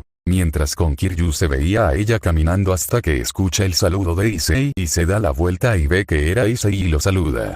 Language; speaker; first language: Spanish; native; Spanish